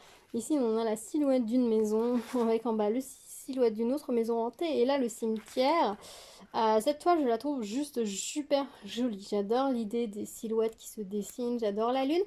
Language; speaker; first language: French; native; French